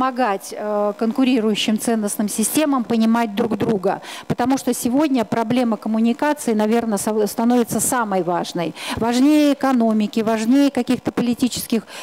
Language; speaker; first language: Russian; native; Russian